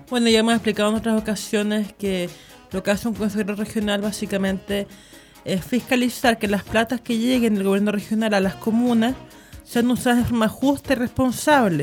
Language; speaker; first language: Spanish; native; Spanish